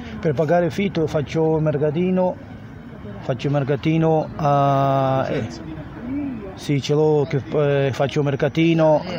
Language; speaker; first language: Italian; non-native, local second language; Bosnian